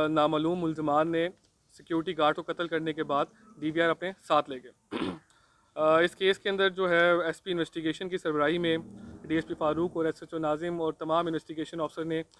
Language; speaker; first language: Urdu; non-native, local second language; Pashto